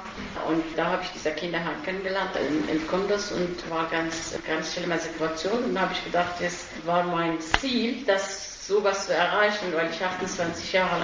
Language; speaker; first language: German; non-native, fluent; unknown